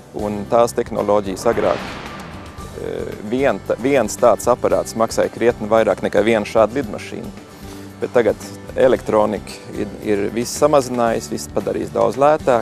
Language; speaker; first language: Latvian; native; Latvian